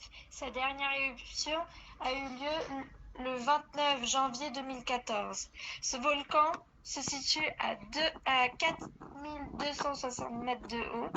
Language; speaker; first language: French; non-native, fluent; Spanish